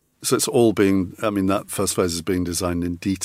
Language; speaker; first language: English; native; English